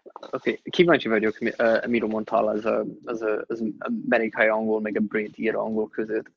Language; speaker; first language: Hungarian; non-native, fluent; English